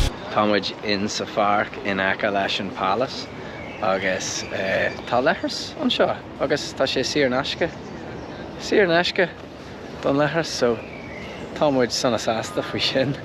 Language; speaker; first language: Irish; non-native, local second language; English